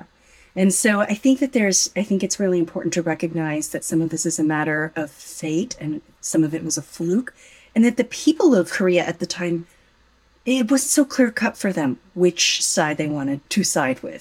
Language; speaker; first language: English; native; English